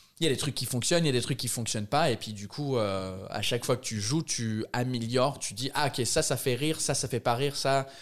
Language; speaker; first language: French; non-native, fluent; English